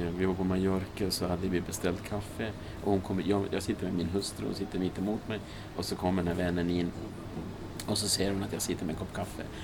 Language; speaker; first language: Swedish; early bilingual, other home language; Spanish